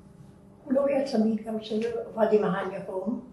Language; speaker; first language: Hebrew; native; Hebrew